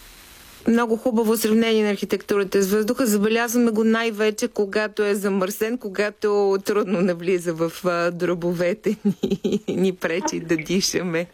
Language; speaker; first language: Bulgarian; native; Bulgarian